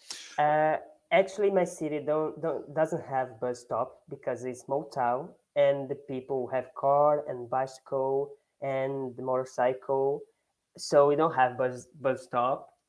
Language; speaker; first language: English; non-native, learner; Portuguese